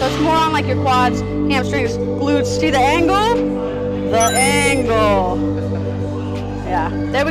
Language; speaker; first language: English; native; English